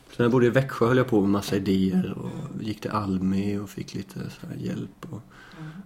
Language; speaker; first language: Swedish; native; Swedish